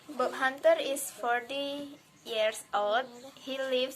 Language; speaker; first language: English; non-native, learner; Indonesian